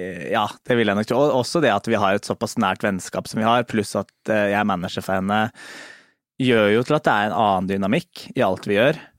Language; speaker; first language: Norwegian; native; Norwegian